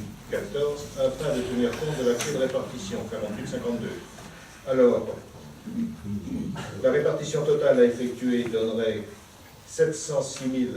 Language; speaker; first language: French; native; French